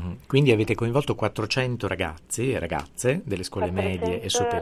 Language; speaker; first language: Italian; native; Italian